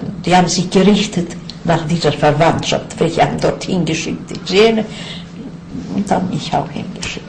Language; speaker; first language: German; non-native, fluent; Yiddish